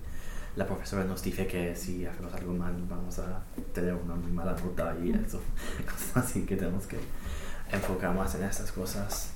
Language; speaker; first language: Spanish; non-native, fluent; English